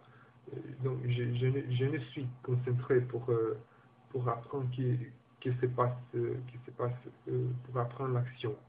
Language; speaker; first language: French; non-native, learner; Romanian